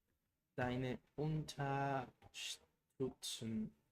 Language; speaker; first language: German; non-native, learner; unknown